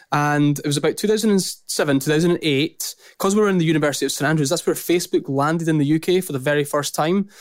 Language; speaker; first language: English; native; English